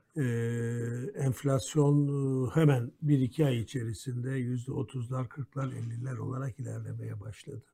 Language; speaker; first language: Turkish; native; Turkish